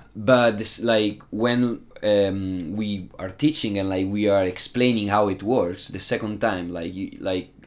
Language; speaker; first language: English; non-native, fluent; Italian